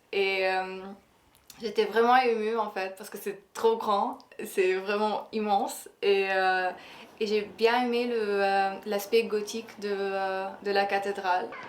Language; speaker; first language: French; non-native, local second language; Arabic